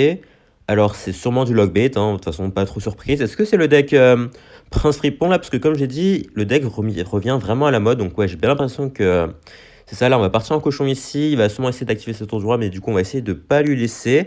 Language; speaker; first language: French; native; French